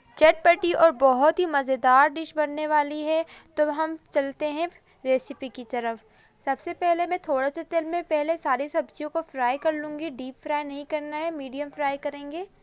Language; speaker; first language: Hindi; native; Hindi